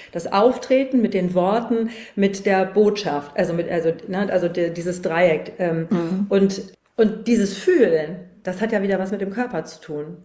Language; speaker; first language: German; native; German